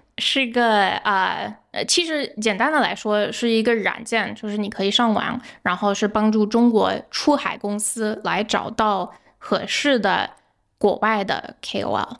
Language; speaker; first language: Chinese; non-native, fluent; English